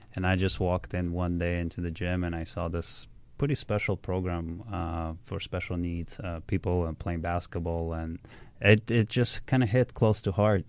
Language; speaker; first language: English; early bilingual, other home language; Russian